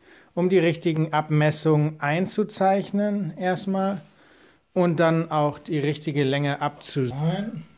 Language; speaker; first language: German; native; German